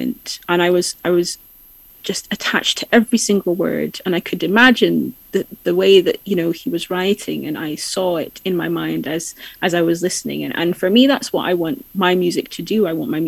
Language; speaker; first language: English; native; English